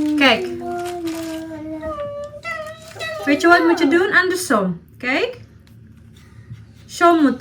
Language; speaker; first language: Dutch; non-native, learner; Indonesian